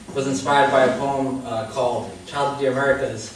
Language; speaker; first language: English; early bilingual, other home language; Spanish